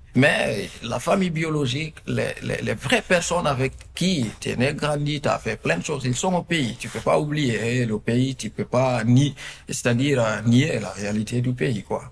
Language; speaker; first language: French; non-native, local second language; Fula